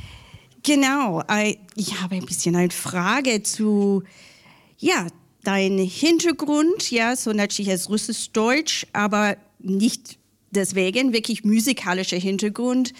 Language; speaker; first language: German; non-native, fluent; English